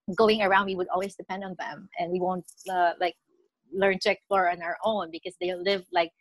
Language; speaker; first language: English; non-native, local second language; Filipino